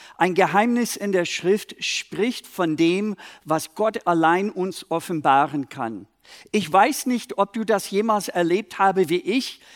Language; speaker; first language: German; non-native, fluent; English